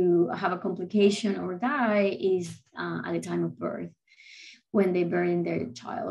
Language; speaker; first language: English; non-native, fluent; Spanish